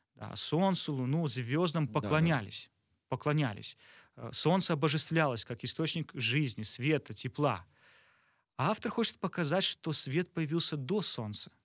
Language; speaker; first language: Russian; native; Russian